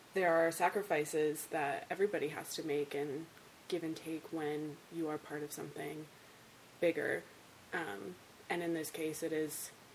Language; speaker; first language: English; native; English